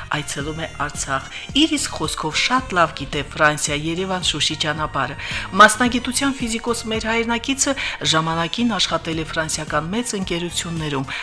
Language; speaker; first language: Armenian; native; Armenian